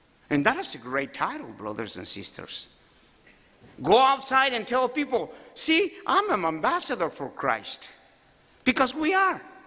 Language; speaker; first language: English; non-native, fluent; Spanish